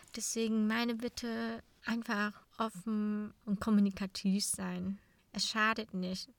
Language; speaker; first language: German; non-native, fluent; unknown